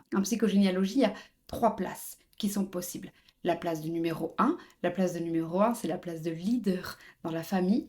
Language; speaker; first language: French; native; French